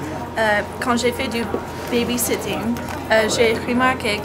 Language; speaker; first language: French; non-native, learner; English